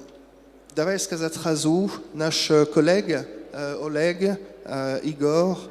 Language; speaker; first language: Russian; non-native, learner; French